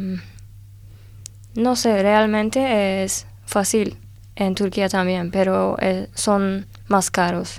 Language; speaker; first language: Spanish; non-native, learner; Turkish